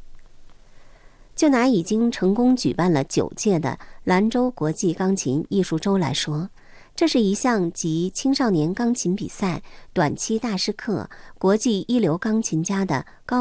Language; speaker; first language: Chinese; native; Chinese